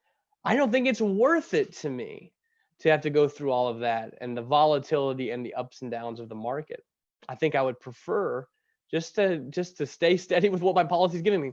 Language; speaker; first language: English; native; English